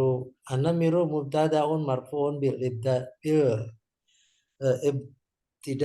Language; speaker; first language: Arabic; non-native, learner; Indonesian